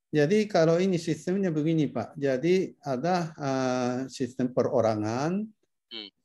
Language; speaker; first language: Indonesian; non-native, fluent; Japanese